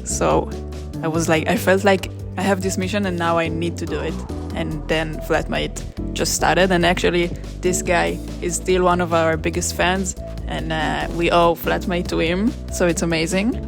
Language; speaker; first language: English; non-native, fluent; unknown